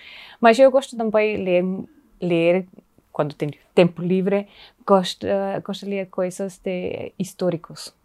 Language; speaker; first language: Portuguese; non-native, fluent; German